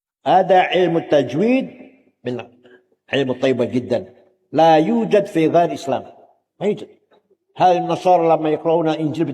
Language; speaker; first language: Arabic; non-native, fluent; Indonesian